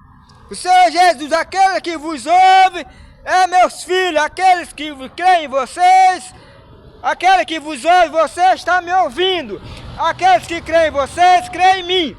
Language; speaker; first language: Portuguese; native; Portuguese